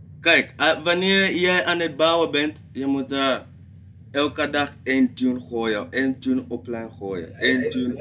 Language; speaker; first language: Dutch; non-native, fluent; English